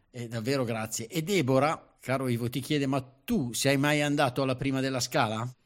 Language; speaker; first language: Italian; native; Italian